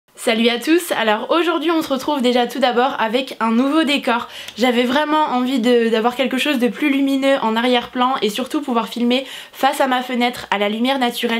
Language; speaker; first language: French; native; French